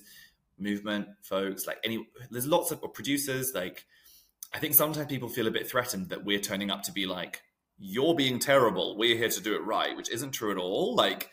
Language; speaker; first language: English; native; English